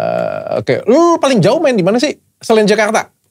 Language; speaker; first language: Indonesian; native; Indonesian